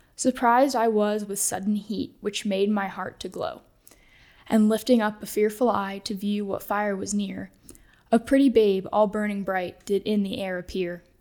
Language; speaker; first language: English; native; English